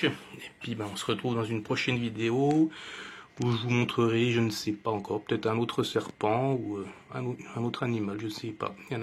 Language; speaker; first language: French; native; French